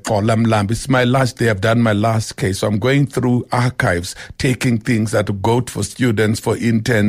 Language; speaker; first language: English; non-native, local second language; Xhosa